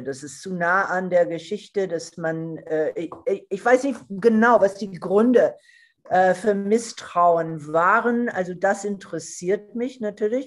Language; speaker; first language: German; non-native, fluent; English